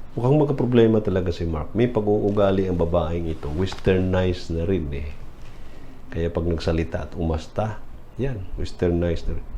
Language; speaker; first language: Filipino; non-native, local second language; Cebuano